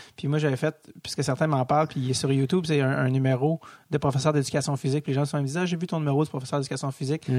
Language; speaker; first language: French; native; French